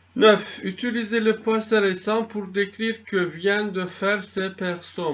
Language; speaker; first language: French; non-native, fluent; Turkish